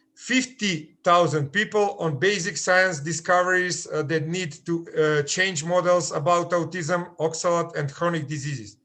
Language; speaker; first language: English; non-native, fluent; Macedonian